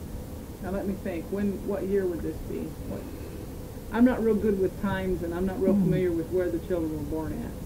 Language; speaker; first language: English; native; English